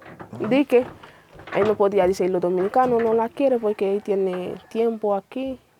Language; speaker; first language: Spanish; non-native, learner; Haitian Creole